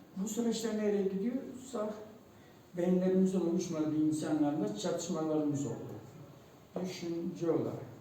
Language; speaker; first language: Turkish; non-native, local second language; Kurdish